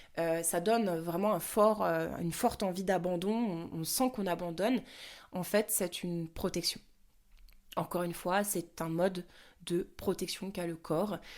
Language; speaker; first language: French; native; French